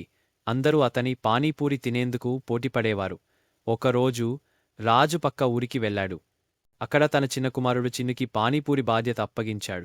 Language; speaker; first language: Telugu; native; Telugu